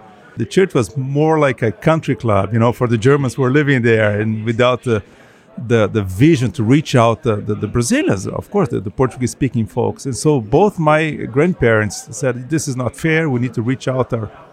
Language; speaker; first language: English; non-native, fluent; Portuguese